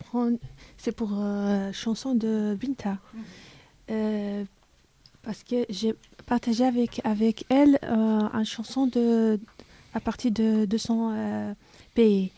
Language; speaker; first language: French; non-native, learner; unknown